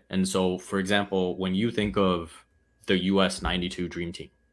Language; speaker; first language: English; native; English